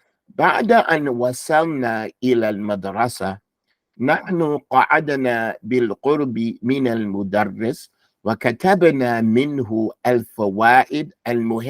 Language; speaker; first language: Arabic; non-native, fluent; English